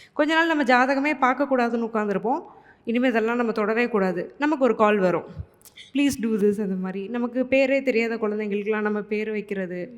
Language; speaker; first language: Tamil; native; Tamil